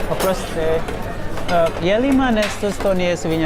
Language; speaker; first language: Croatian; non-native, learner; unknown